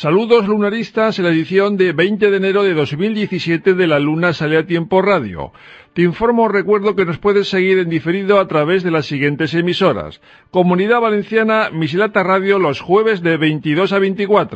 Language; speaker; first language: Spanish; native; Spanish